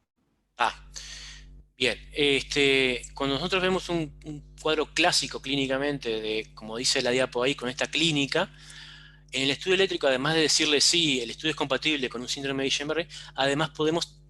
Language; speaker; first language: Spanish; native; Spanish